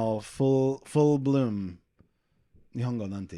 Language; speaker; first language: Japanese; non-native, learner; English